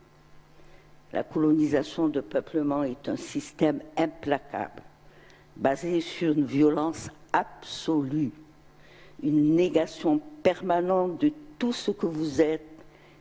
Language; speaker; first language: French; non-native, local second language; Arabic